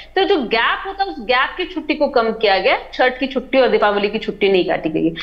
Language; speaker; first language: Hindi; native; Hindi